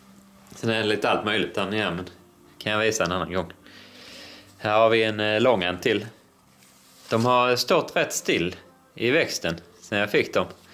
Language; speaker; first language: Swedish; native; Swedish